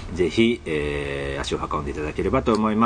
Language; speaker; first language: Japanese; native; Japanese